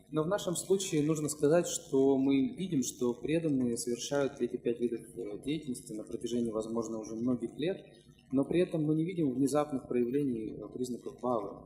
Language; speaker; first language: Russian; native; Russian